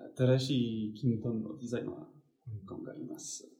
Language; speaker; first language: Japanese; non-native, learner; French